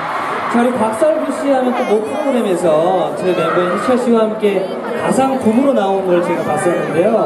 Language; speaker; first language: Korean; native; Korean